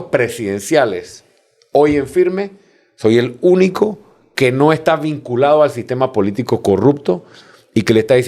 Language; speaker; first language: Spanish; native; Spanish